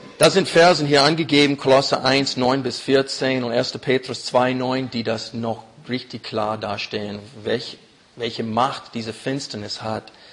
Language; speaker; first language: German; non-native, fluent; English